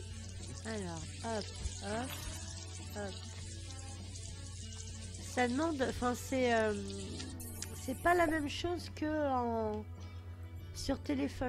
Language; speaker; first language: French; native; French